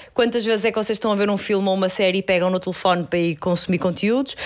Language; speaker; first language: Portuguese; native; Portuguese